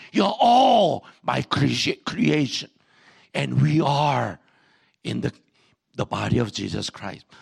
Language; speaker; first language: English; non-native, fluent; Korean